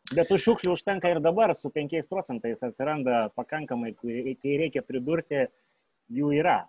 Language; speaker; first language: Lithuanian; native; Lithuanian